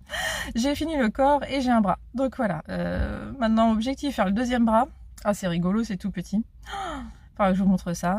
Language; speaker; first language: French; native; French